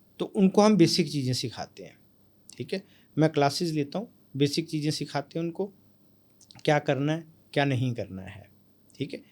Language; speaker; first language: Hindi; non-native, local second language; Punjabi